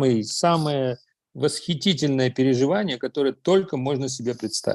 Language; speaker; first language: Russian; native; Russian